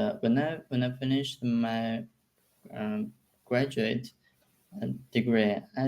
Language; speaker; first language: English; non-native, learner; Chinese